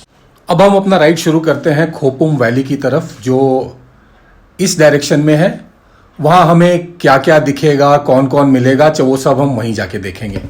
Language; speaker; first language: Hindi; native; Hindi